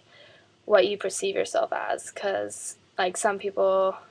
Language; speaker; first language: English; native; English